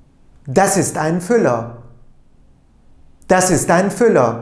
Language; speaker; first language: German; non-native, fluent; Turkish